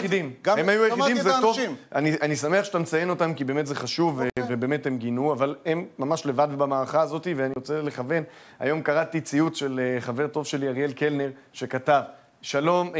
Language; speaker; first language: Hebrew; native; Hebrew